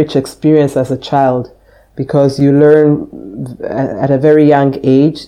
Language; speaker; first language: English; native; English